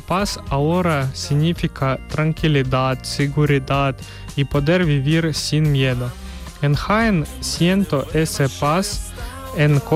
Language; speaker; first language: Spanish; non-native, learner; Ukrainian